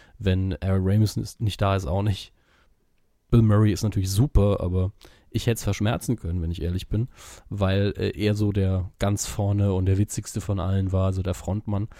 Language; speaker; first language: German; native; German